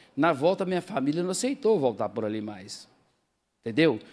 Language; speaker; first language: Portuguese; native; Portuguese